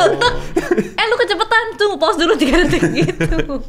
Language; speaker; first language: Indonesian; native; Indonesian